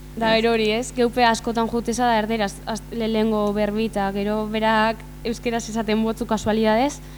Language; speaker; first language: Basque; native; Basque